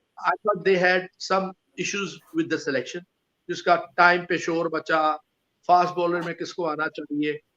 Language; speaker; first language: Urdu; non-native, local second language; Punjabi